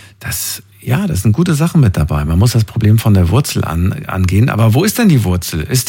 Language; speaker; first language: German; native; German